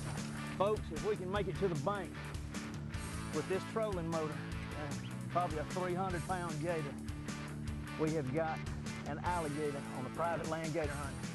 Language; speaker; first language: English; native; English